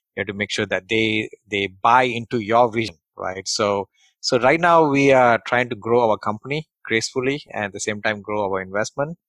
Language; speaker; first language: English; non-native, local second language; Tamil